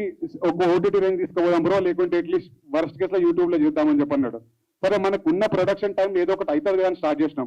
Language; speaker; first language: Telugu; native; Telugu